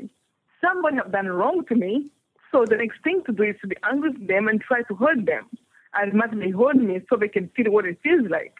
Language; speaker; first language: English; non-native, local second language; Kinyarwanda